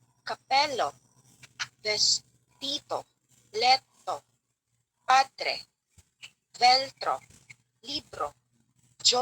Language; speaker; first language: Italian; non-native, learner; Filipino